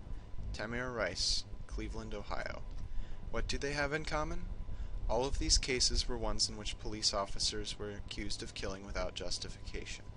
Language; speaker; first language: English; native; English